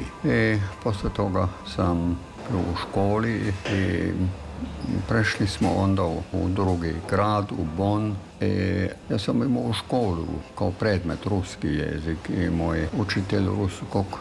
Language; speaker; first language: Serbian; non-native, fluent; German